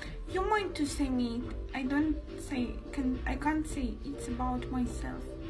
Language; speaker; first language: English; non-native, learner; Russian